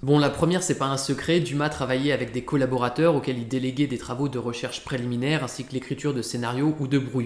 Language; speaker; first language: French; native; French